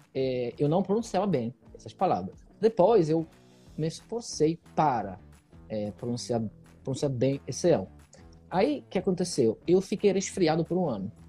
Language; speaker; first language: Portuguese; non-native, fluent; Italian